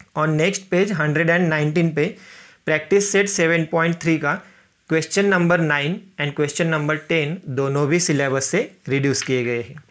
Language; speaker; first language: Hindi; non-native, local second language; Marathi